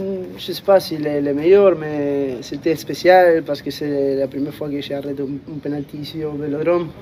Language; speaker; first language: French; non-native, fluent; Spanish